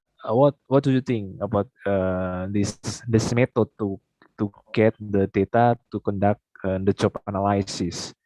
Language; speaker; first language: English; non-native, fluent; Indonesian